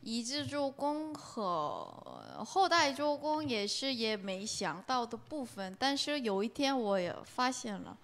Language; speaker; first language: Chinese; non-native, learner; Korean